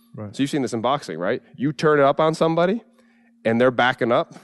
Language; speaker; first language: English; native; English